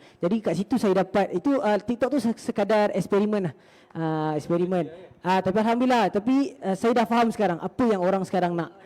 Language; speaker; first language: Malay; native; Malay